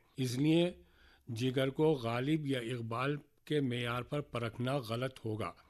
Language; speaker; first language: Urdu; native; Urdu